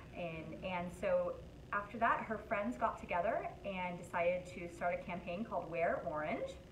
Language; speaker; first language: English; native; English